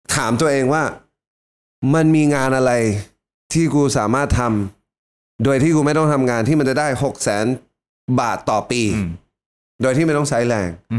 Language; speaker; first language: Thai; early bilingual, heritage; Thai